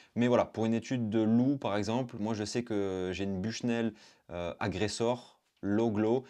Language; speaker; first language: French; native; French